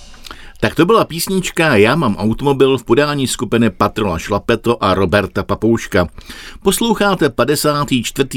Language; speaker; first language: Czech; native; Czech